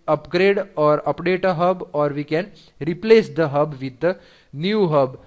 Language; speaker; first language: English; non-native, local second language; Gujarati